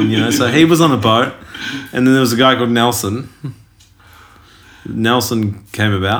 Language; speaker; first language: English; native; English